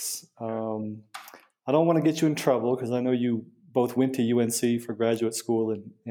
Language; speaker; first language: English; native; English